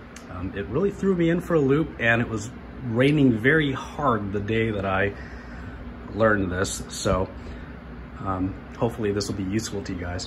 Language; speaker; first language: English; native; English